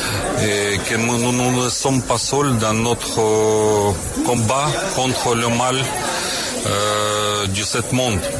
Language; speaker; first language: French; non-native, fluent; Ukrainian